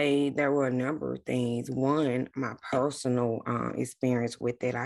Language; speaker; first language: English; native; English